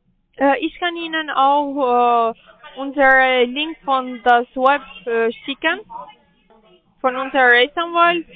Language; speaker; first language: German; non-native, learner; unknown